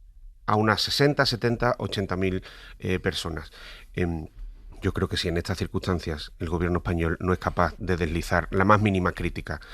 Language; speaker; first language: Spanish; native; Spanish